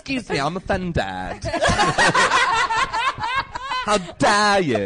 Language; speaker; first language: English; native; English